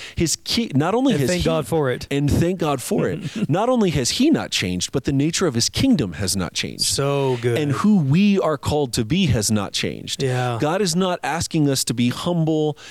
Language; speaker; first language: English; native; English